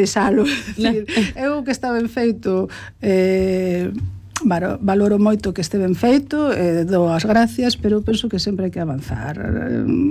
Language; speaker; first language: Galician; native; Galician